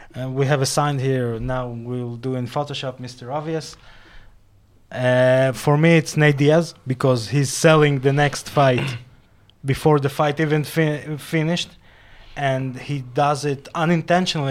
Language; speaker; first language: English; non-native, fluent; Hebrew